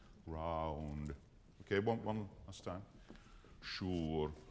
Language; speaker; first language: English; native; English